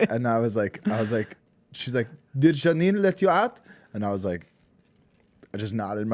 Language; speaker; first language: English; native; English